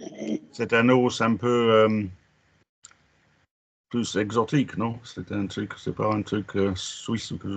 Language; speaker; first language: French; non-native, fluent; English